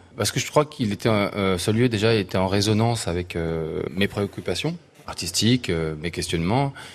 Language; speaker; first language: French; native; French